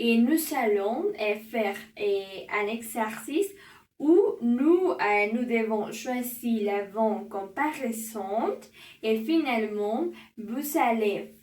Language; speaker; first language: French; non-native, learner; Spanish